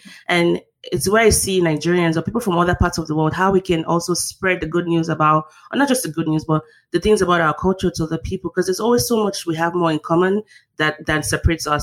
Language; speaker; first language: English; non-native, local second language; Yoruba